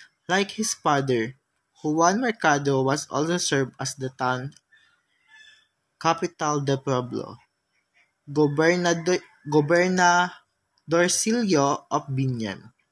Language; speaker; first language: English; non-native, local second language; Filipino